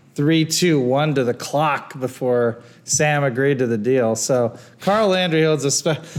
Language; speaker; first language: English; native; English